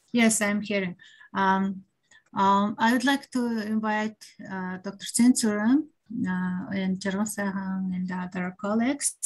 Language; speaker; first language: English; non-native, learner; Mongolian